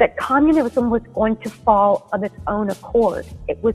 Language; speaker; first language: English; native; English